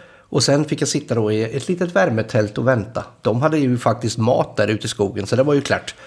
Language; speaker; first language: Swedish; native; Swedish